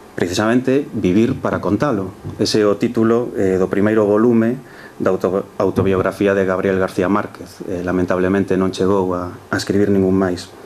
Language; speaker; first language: Galician; early bilingual, heritage; Galician